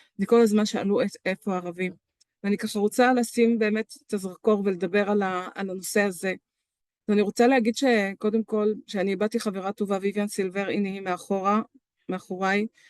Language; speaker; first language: Hebrew; non-native, local second language; Arabic